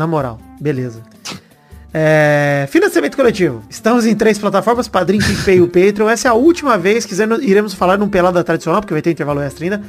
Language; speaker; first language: Portuguese; native; Portuguese